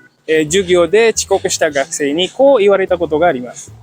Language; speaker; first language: Japanese; non-native, fluent; Indonesian